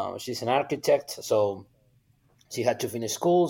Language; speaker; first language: English; non-native, fluent; Spanish